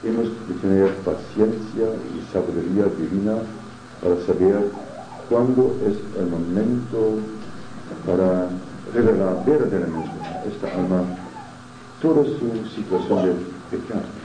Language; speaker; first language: Spanish; non-native, fluent; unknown